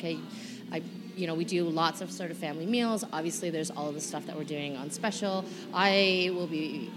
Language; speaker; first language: English; native; English